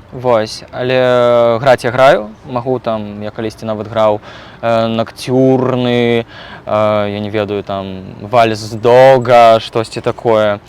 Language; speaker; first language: Belarusian; non-native, local second language; Russian